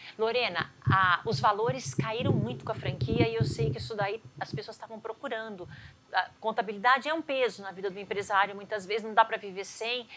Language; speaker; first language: Portuguese; native; Portuguese